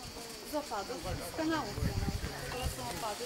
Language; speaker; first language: Polish; native; Polish